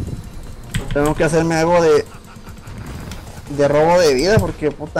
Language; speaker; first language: Spanish; native; Spanish